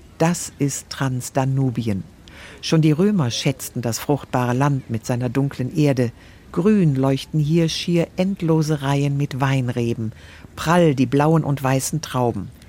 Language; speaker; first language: German; native; German